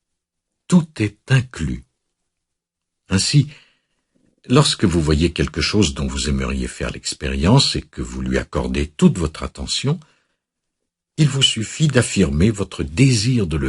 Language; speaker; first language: French; native; French